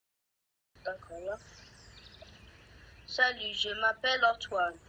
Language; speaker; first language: French; early bilingual, heritage; French